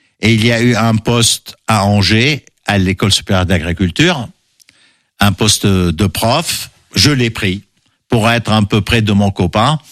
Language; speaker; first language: French; non-native, local second language; Arabic